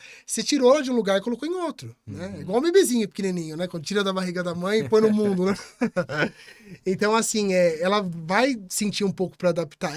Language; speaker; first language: Portuguese; native; Portuguese